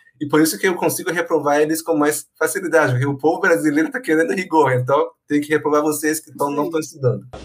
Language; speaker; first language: Portuguese; non-native, fluent; Persian